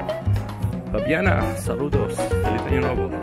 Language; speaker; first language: Spanish; non-native, fluent; Portuguese